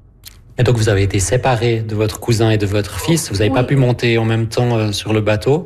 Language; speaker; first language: French; native; French